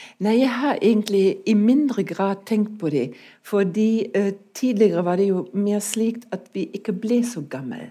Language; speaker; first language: Norwegian; non-native, fluent; German